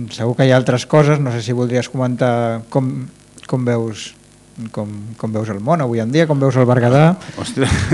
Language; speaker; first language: Catalan; native; Catalan